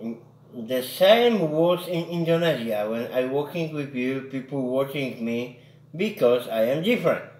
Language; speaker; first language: English; non-native, learner; Polish